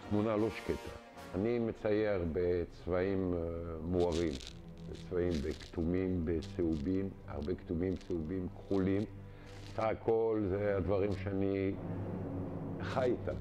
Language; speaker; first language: Hebrew; non-native, fluent; French